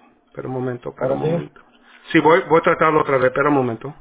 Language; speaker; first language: Spanish; early bilingual, heritage; Spanish